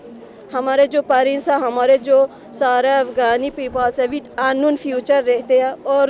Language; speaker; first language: Hindi; non-native, learner; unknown